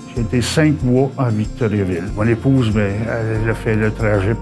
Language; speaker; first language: French; native; French